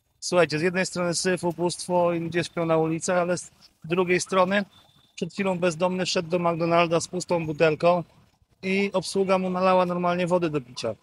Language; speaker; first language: Polish; native; Polish